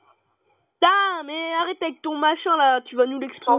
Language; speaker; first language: French; native; French